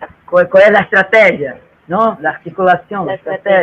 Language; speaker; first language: Spanish; non-native, learner; Portuguese